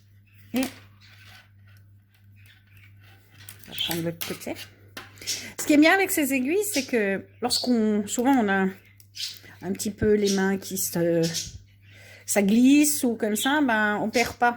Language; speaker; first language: French; native; French